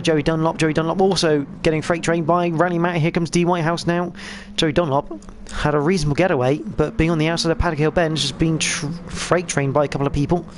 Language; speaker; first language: English; native; English